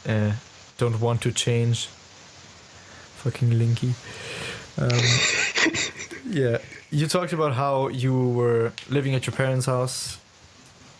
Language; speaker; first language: English; non-native, fluent; German